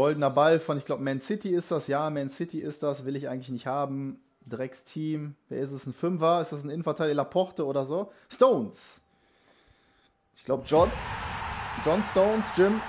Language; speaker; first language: German; native; German